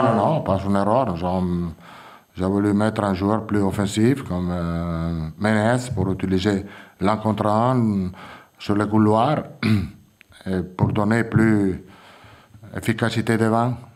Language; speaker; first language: French; non-native, fluent; Italian